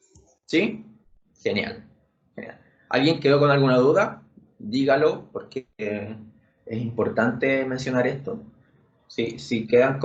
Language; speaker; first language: Spanish; native; Spanish